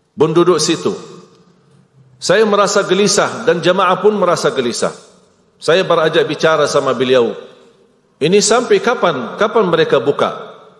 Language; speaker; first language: Malay; non-native, fluent; Arabic